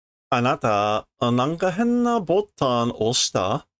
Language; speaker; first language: Japanese; non-native, learner; English